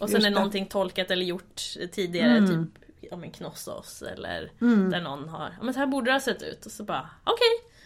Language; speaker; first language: Swedish; native; Swedish